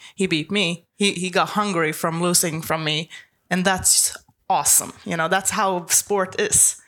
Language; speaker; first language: English; non-native, fluent; Swedish